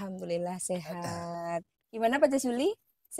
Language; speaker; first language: Indonesian; native; Indonesian